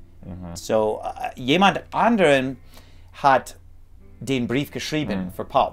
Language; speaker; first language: German; non-native, fluent; English